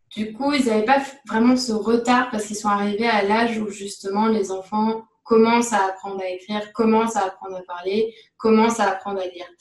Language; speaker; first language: French; native; French